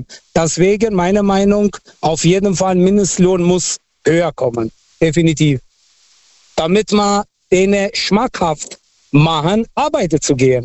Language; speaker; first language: German; non-native, fluent; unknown